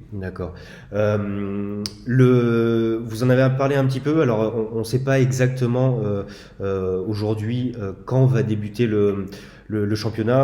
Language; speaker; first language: French; native; French